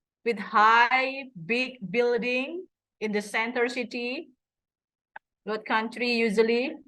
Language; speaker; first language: English; non-native, fluent; Indonesian